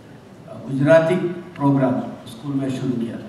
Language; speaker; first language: Hindi; non-native, local second language; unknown